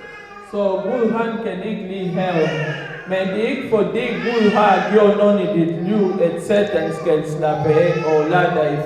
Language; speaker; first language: Danish; non-native, fluent; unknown